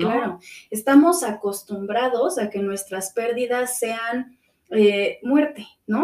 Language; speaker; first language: Spanish; native; Spanish